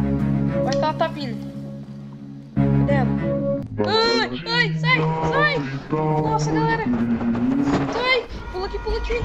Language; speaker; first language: Portuguese; native; Portuguese